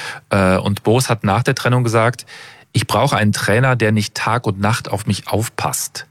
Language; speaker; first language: German; native; German